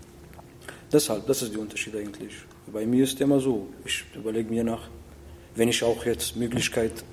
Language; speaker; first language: German; non-native, learner; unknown